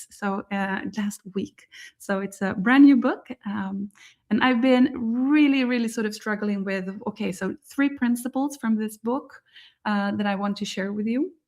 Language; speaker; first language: English; non-native, fluent; Swedish